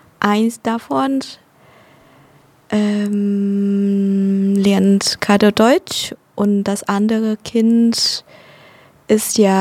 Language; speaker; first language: German; non-native, fluent; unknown